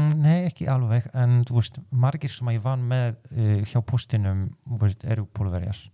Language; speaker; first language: Icelandic; non-native, fluent; Polish